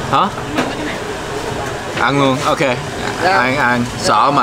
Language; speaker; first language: Vietnamese; early bilingual, heritage; English